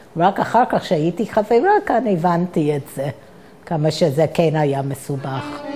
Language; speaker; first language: Hebrew; non-native, fluent; English